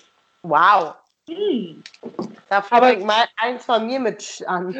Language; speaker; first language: German; native; German